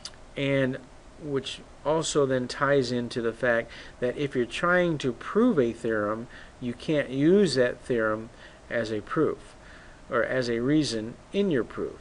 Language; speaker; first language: English; native; English